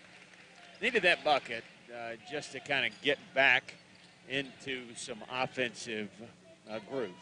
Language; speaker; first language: English; native; English